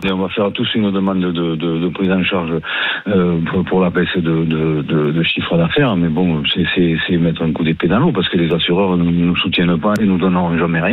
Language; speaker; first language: French; native; French